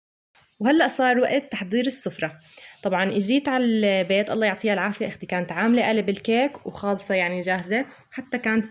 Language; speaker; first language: Arabic; native; Arabic